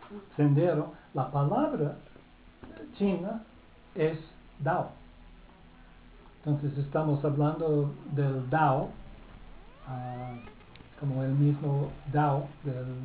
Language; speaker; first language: Spanish; non-native, fluent; English